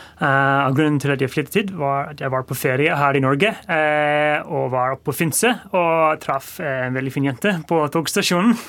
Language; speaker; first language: Norwegian; non-native, fluent; English